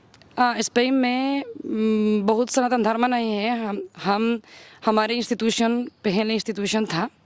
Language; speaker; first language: Hindi; non-native, learner; Spanish